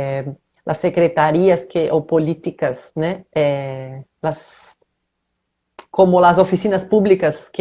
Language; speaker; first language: Spanish; non-native, fluent; Portuguese